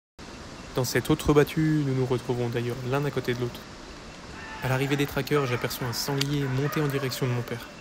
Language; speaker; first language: French; native; French